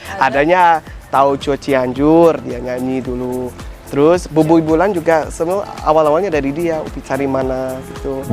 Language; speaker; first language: Indonesian; non-native, fluent; Dutch